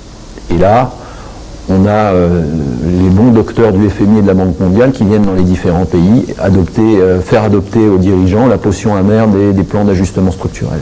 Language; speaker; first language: French; native; French